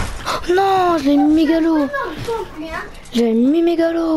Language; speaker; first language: French; native; French